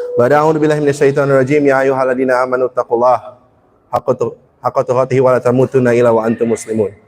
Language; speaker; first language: Indonesian; early bilingual, heritage; Indonesian